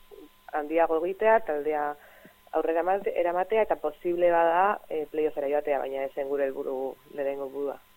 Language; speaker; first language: Basque; non-native, local second language; Spanish